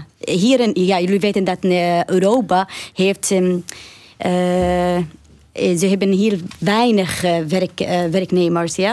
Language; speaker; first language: Dutch; non-native, learner; Arabic